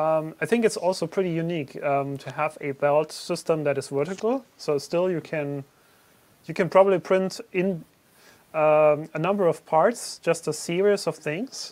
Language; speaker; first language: English; non-native, fluent; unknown